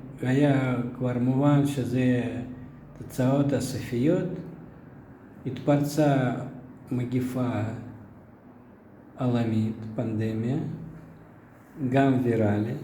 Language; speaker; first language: Hebrew; non-native, fluent; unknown